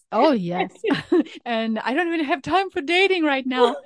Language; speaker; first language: English; non-native, fluent; Ukrainian